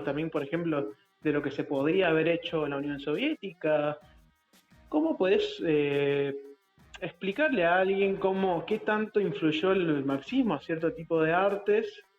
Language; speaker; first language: Spanish; native; Spanish